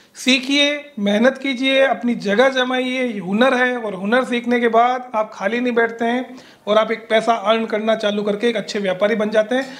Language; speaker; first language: Hindi; non-native, local second language; Gujarati